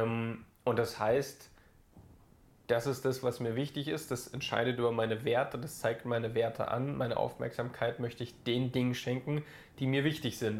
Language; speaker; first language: German; native; German